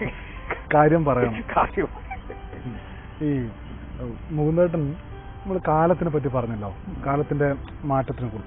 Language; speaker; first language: Malayalam; native; Malayalam